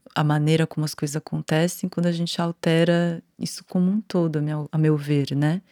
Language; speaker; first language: Portuguese; native; Portuguese